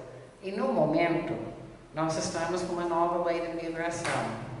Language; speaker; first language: Portuguese; non-native, fluent; English